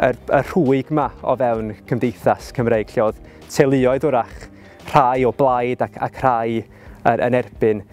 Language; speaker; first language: Welsh; native; Welsh